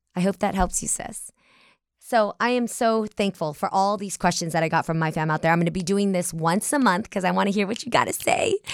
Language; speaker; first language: English; early bilingual, other home language; Vietnamese